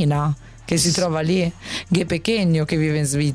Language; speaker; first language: Italian; native; Italian